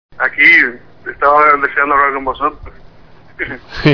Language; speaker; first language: Spanish; native; Spanish